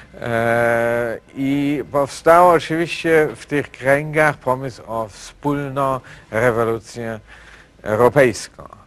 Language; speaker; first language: Polish; non-native, fluent; German